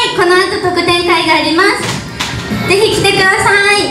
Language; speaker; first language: Japanese; native; Japanese